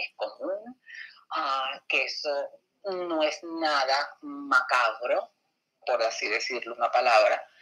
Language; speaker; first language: Spanish; native; Spanish